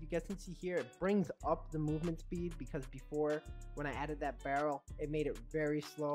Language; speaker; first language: English; native; English